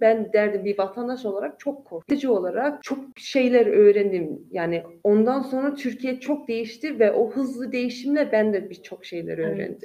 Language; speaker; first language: Turkish; early bilingual, heritage; Turkish